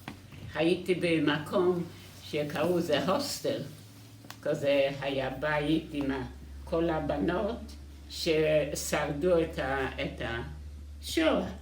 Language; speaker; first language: Hebrew; non-native, fluent; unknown